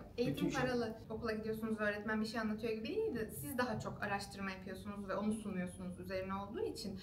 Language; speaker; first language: Turkish; native; Turkish